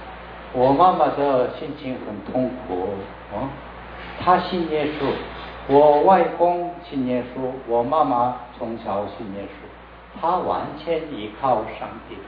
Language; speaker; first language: Chinese; non-native, learner; Korean